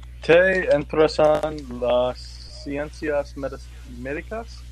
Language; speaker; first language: Spanish; non-native, learner; English